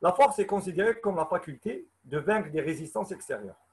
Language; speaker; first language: French; non-native, local second language; Arabic